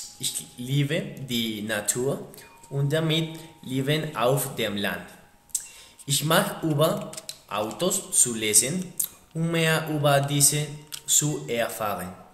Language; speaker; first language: German; non-native, learner; Spanish